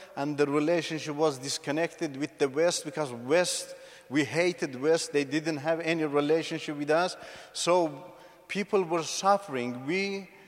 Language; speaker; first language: English; non-native, fluent; Persian